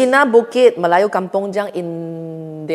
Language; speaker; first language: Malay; non-native, local second language; Chinese